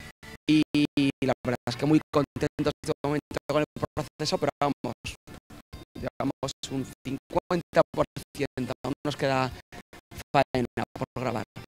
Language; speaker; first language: Spanish; native; Spanish